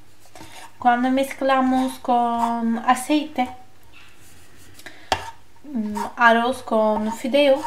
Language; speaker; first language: Spanish; non-native, learner; Turkish